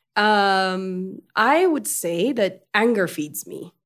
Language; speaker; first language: English; non-native, fluent; French